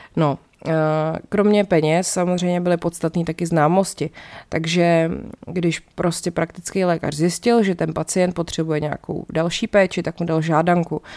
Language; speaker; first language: Czech; native; Czech